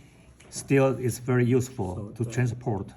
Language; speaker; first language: English; non-native, fluent; Chinese